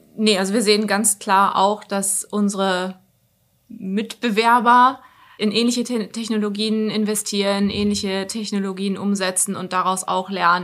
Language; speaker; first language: German; native; German